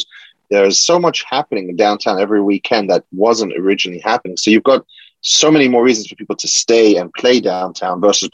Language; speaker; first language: English; native; English